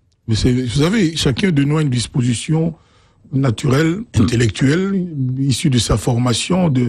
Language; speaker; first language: French; non-native, local second language; Lingala